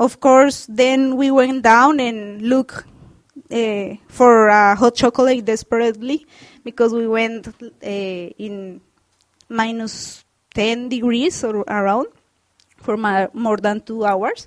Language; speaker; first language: English; non-native, fluent; Spanish